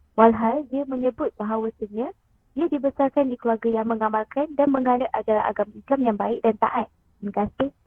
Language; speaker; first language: Malay; native; Malay